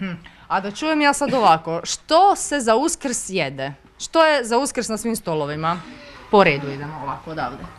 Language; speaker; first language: Croatian; native; Croatian